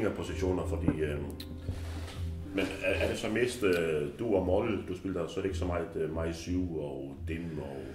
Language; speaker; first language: Danish; native; Danish